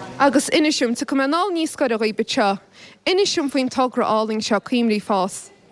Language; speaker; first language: Irish; native; Irish